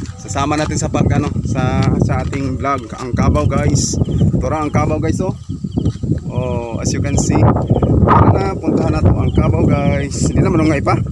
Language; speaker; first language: Filipino; non-native, local second language; Masbatenyo